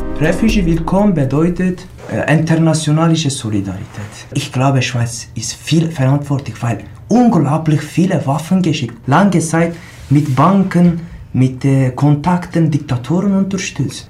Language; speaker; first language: German; non-native, learner; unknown